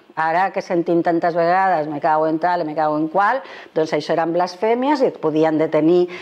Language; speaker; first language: Catalan; non-native, fluent; Spanish